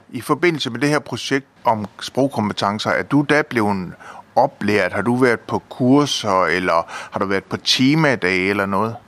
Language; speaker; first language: Danish; native; Danish